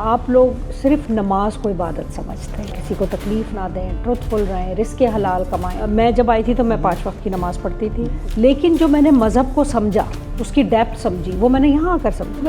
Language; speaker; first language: Urdu; native; Urdu